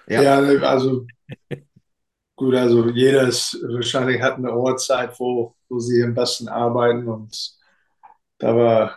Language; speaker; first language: German; non-native, fluent; English